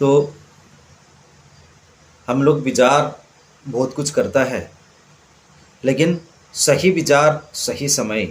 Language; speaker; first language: Hindi; non-native, local second language; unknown